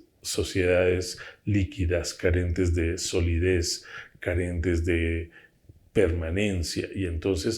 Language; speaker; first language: Spanish; native; Spanish